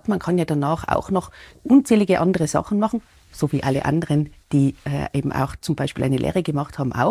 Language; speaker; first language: German; native; German